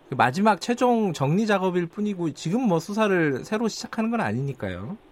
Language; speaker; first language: Korean; native; Korean